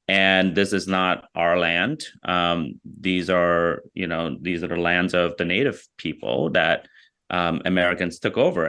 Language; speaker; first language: English; early bilingual, other home language; Vietnamese